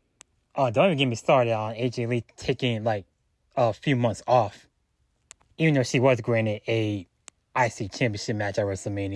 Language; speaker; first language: English; native; English